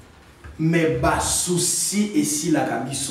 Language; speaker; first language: French; non-native, local second language; Lingala